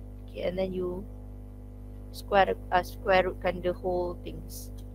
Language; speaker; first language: English; non-native, local second language; Malay